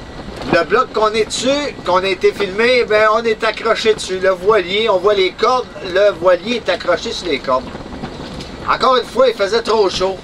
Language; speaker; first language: French; native; French